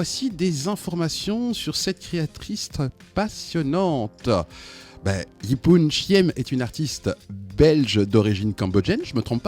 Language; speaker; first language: French; native; French